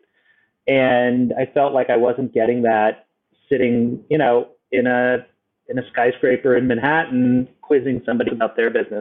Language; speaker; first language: English; native; English